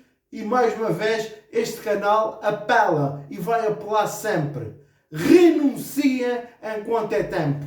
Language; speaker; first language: Portuguese; native; Portuguese